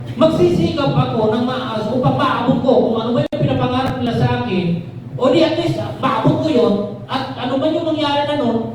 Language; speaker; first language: Filipino; non-native, local second language; Bikol